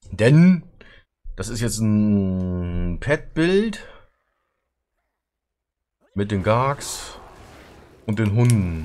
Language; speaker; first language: German; native; German